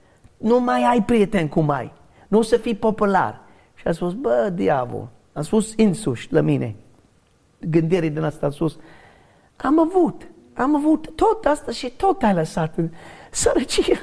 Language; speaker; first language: Romanian; non-native, learner; English